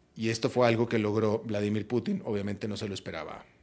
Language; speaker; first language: Spanish; native; Spanish